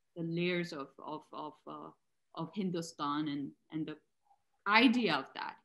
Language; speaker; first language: English; non-native, local second language; Urdu